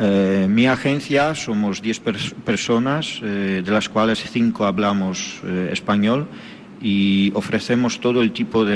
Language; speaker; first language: Spanish; non-native, fluent; Polish